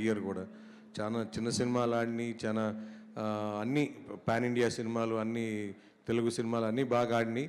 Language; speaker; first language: Telugu; native; Telugu